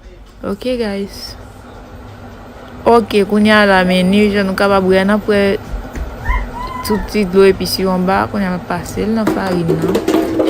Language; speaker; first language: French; non-native, local second language; Haitian Creole